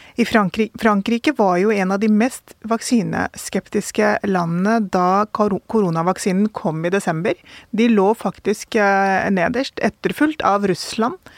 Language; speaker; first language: Norwegian; early bilingual, other home language; Urdu